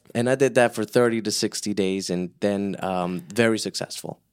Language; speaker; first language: English; early bilingual, other home language; Spanish